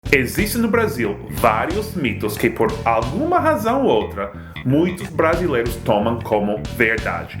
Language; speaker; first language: Portuguese; non-native, fluent; English